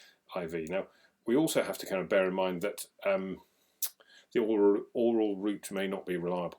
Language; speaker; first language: English; native; English